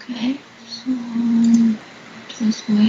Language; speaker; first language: English; non-native, learner; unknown